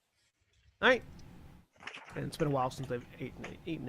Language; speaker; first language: English; native; English